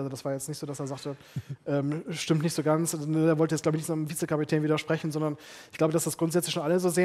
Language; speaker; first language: German; native; German